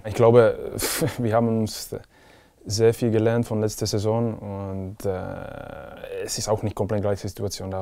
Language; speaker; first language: German; non-native, fluent; Czech